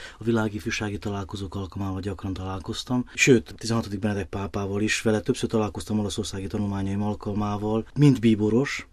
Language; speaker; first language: Hungarian; native; Hungarian